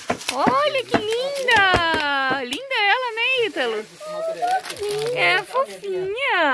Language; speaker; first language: Portuguese; native; Portuguese